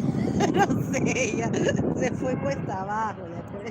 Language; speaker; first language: Spanish; native; Spanish